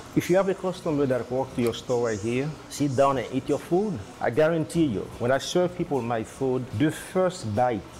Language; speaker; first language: English; non-native, fluent; Haitian Creole